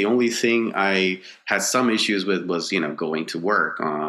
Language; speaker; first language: English; non-native, local second language; Bangla